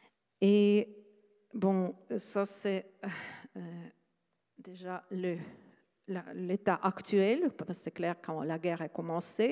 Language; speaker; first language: French; non-native, fluent; Ukrainian